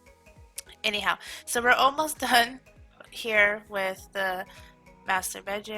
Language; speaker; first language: English; native; English